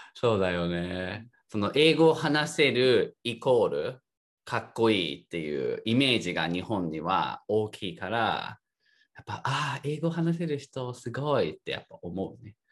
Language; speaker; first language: Japanese; native; Japanese